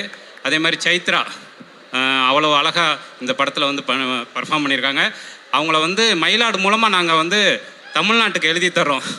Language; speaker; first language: Tamil; native; Tamil